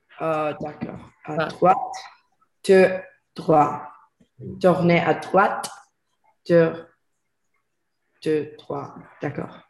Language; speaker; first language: French; non-native, learner; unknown